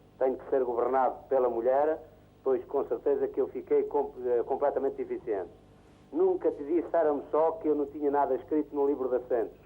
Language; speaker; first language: Portuguese; native; Portuguese